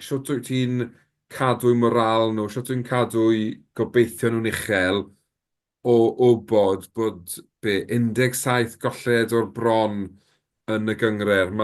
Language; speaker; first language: Welsh; native; Welsh